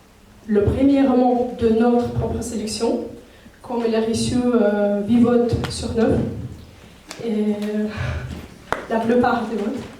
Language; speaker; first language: French; non-native, fluent; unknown